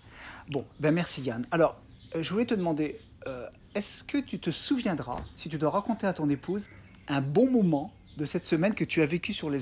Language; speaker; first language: French; native; French